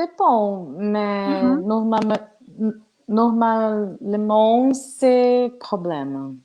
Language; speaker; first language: French; non-native, learner; Portuguese